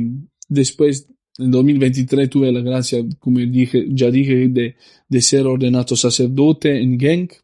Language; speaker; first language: Spanish; non-native, fluent; Italian